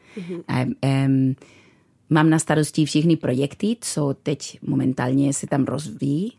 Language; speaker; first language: Czech; non-native, fluent; Spanish